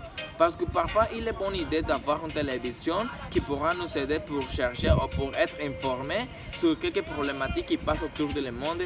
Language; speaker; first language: French; non-native, learner; Spanish